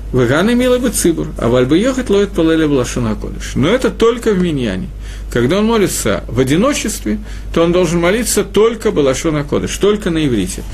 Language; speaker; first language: Russian; native; Russian